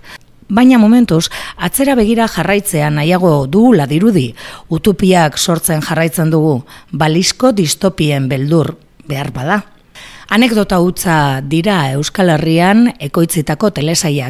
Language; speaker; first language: Basque; native; Basque